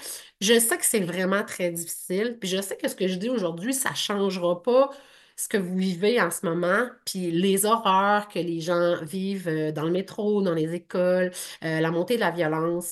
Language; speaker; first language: French; native; French